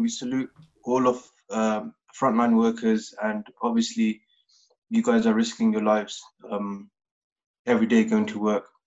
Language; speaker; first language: English; early bilingual, other home language; Punjabi